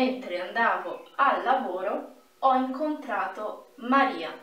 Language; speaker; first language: Italian; non-native, fluent; Portuguese